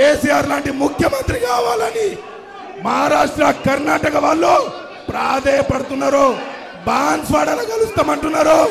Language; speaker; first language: Telugu; native; Telugu